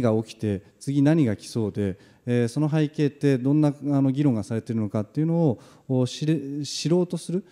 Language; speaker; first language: Japanese; native; Japanese